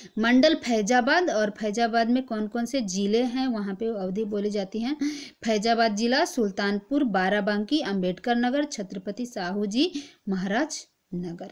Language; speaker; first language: Hindi; native; Hindi